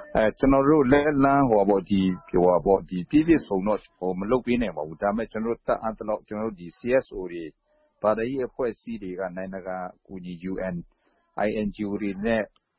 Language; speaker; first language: Burmese; non-native, local second language; Kachin